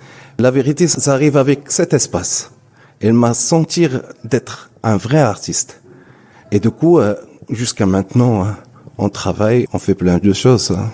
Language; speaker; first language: French; non-native, local second language; Arabic